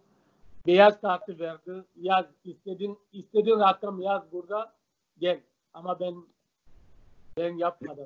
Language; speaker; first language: Turkish; non-native, learner; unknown